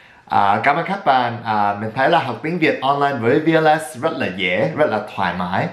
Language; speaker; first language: Vietnamese; non-native, learner; English